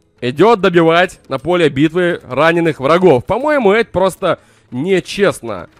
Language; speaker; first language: Russian; native; Russian